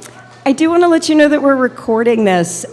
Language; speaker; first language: English; native; English